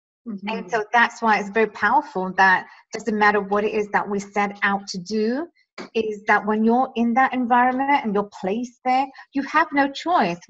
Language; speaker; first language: English; native; English